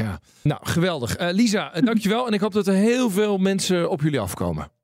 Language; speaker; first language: Dutch; native; Dutch